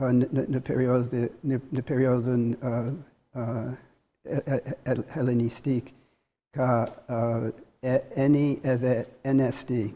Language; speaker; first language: Albanian; non-native, learner; English